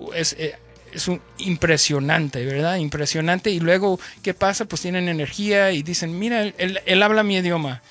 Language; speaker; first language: Spanish; early bilingual, heritage; Spanish